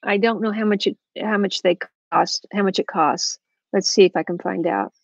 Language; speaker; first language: English; native; English